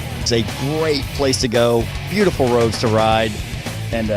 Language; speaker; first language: English; native; English